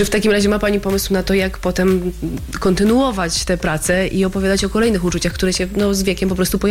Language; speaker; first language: Polish; native; Polish